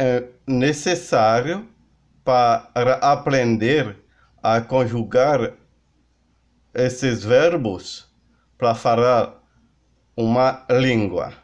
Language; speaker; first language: Portuguese; non-native, learner; Haitian Creole